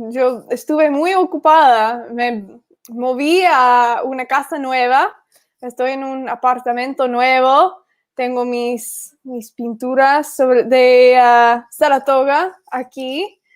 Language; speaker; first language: Spanish; non-native, fluent; English